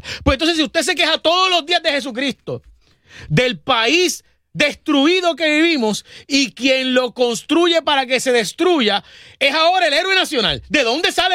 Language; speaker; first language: Spanish; native; Spanish